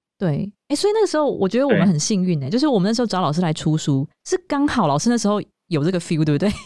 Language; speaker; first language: Chinese; native; Chinese